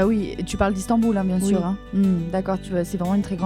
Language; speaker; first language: French; native; French